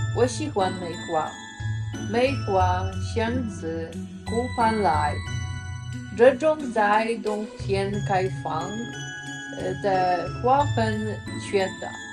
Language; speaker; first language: Chinese; non-native, learner; Polish